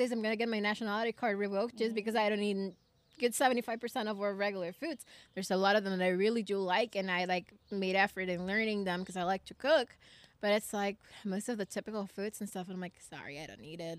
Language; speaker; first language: English; non-native, fluent; Spanish